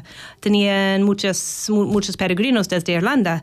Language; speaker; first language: Spanish; non-native, fluent; English